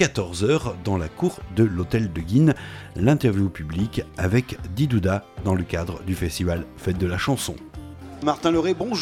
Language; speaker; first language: French; native; French